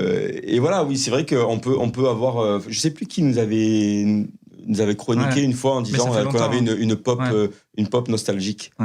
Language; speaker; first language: French; native; French